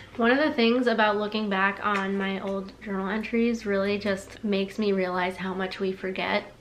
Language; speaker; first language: English; native; English